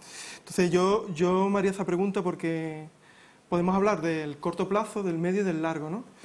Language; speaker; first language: Spanish; native; Spanish